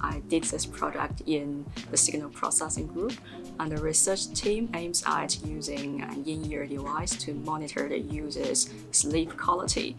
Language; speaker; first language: English; non-native, fluent; Chinese